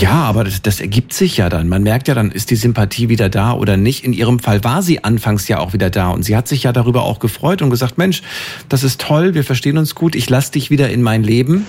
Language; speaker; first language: German; native; German